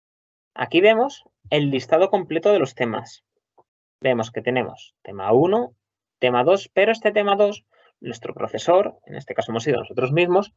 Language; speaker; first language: Spanish; native; Spanish